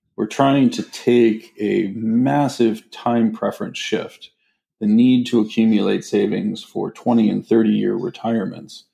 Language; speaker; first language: English; native; English